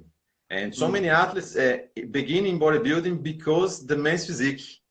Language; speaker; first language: English; non-native, learner; Portuguese